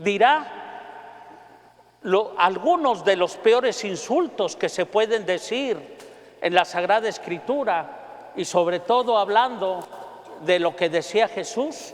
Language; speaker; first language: Spanish; native; Spanish